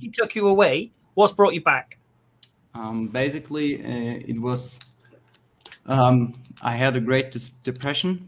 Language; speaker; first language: English; non-native, fluent; German